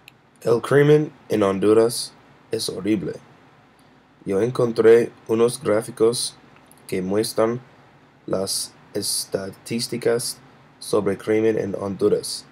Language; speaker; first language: Spanish; non-native, learner; English